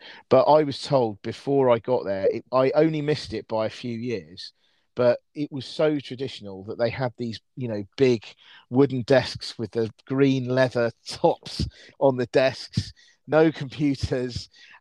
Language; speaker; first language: English; native; English